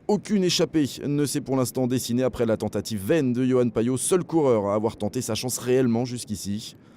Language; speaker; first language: French; native; French